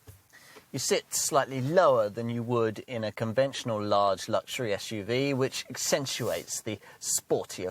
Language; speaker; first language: English; native; English